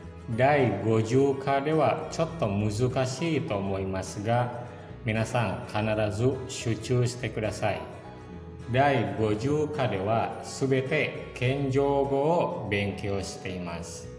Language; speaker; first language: Japanese; non-native, fluent; Indonesian